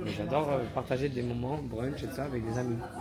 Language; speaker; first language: French; native; French